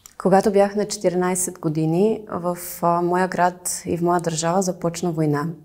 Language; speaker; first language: Bulgarian; early bilingual, heritage; Bulgarian